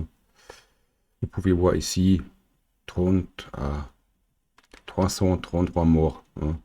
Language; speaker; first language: French; non-native, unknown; German